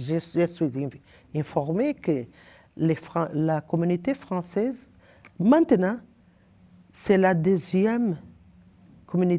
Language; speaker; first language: French; non-native, learner; Portuguese